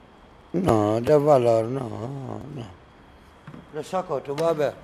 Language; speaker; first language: Spanish; non-native, learner; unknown